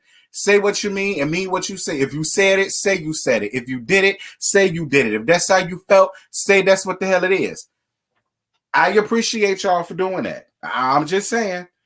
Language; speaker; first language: English; native; English